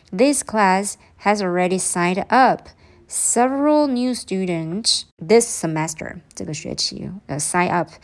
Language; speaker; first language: English; non-native, fluent; Chinese